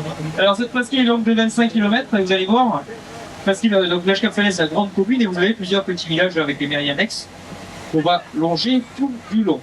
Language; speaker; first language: French; native; French